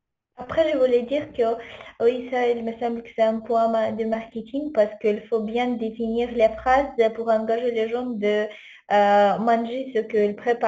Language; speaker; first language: French; non-native, fluent; Ukrainian